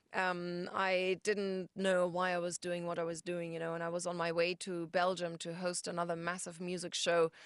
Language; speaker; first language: English; non-native, fluent; German